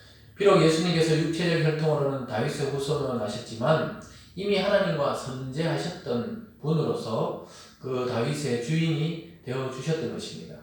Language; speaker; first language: Korean; native; Korean